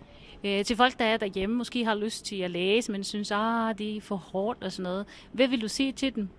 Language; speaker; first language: Danish; native; Danish